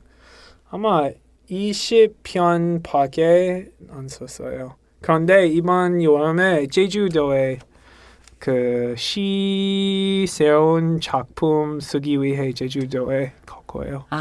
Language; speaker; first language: Korean; non-native, learner; English